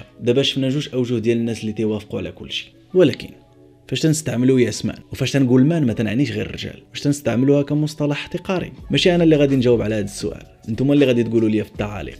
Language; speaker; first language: Arabic; native; Arabic